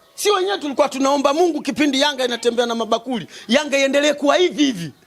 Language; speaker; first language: Swahili; native; Swahili